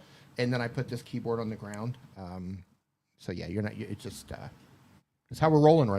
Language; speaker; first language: English; native; English